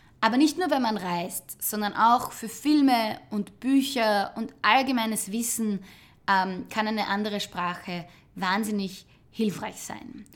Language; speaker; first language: German; native; German